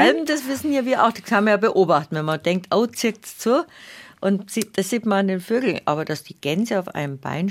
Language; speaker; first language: German; native; German